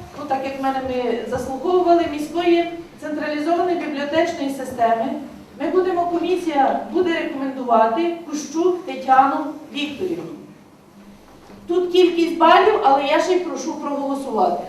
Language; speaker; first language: Ukrainian; native; Ukrainian